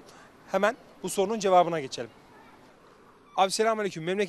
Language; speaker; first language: Turkish; native; Turkish